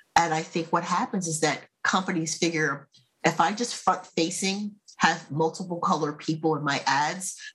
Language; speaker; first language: English; native; English